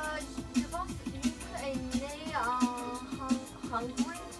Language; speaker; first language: French; non-native, learner; Chinese